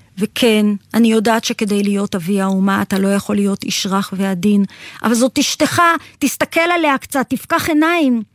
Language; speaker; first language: Hebrew; native; Hebrew